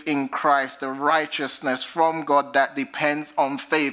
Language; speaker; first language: English; native; English